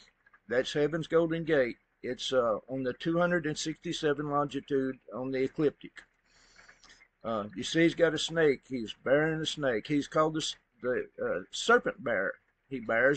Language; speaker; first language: English; native; English